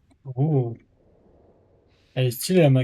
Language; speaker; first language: French; native; French